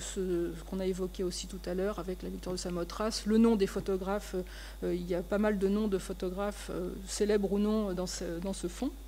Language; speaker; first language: French; native; French